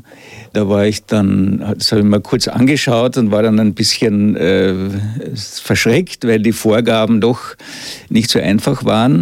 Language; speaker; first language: German; native; German